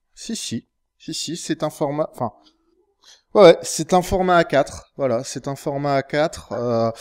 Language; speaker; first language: French; native; French